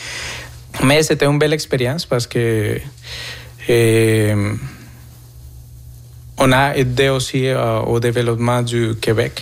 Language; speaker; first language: French; non-native, fluent; Spanish